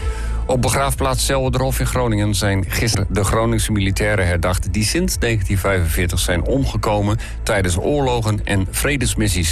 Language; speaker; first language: Dutch; native; Dutch